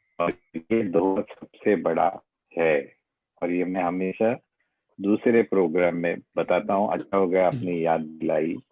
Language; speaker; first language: Hindi; non-native, local second language; Marathi